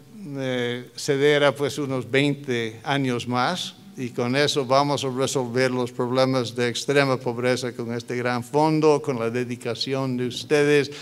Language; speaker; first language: Spanish; non-native, fluent; English